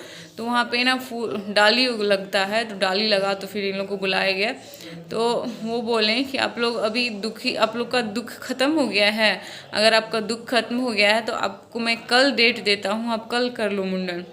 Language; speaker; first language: Hindi; non-native, local second language; Maithili